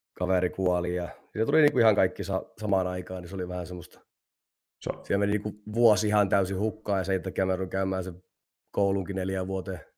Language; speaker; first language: Finnish; native; Finnish